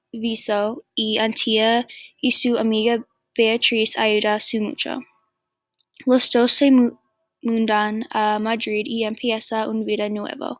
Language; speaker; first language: Spanish; non-native, learner; English